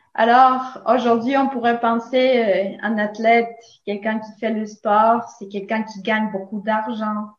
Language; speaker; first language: French; non-native, fluent; Spanish